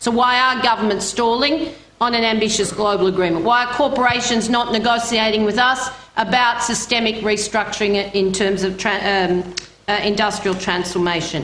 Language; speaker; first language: English; native; English